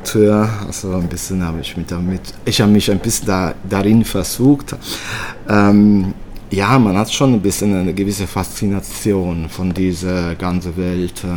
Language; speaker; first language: German; early bilingual, other home language; Italian